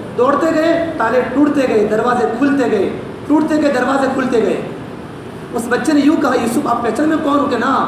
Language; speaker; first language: Urdu; non-native, local second language; Gujarati